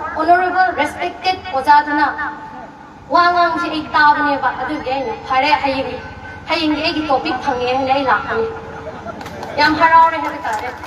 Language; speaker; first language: Manipuri; non-native, local second language; Tangkhul Naga (India)